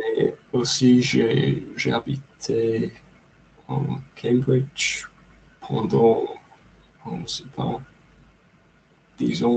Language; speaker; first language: French; non-native, learner; English